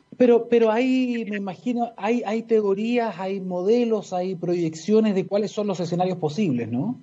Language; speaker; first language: Spanish; native; Spanish